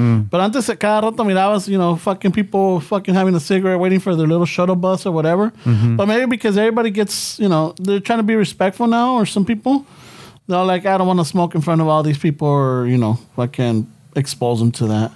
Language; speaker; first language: English; early bilingual, other home language; Spanish